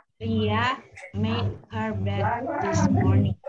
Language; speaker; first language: English; non-native, learner; Indonesian